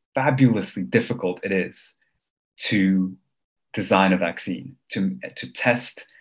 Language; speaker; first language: English; early bilingual, other home language; Armenian